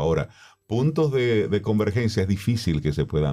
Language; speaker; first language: Spanish; native; Spanish